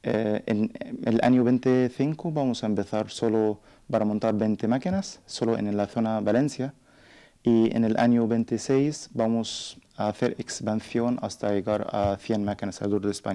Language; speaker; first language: Spanish; non-native, learner; Arabic